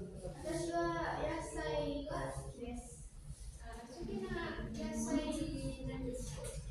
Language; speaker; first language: Japanese; non-native, learner; Indonesian